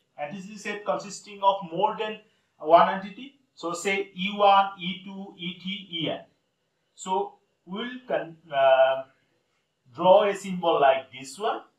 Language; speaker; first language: English; non-native, local second language; Assamese